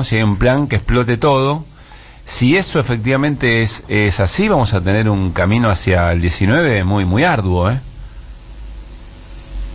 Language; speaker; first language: Spanish; native; Spanish